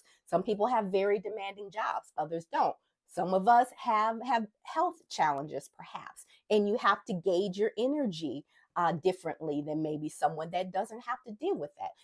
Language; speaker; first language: English; native; English